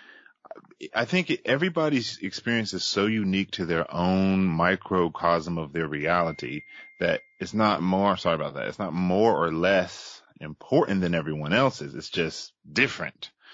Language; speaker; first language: English; native; English